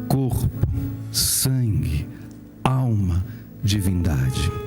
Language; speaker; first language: Portuguese; native; Portuguese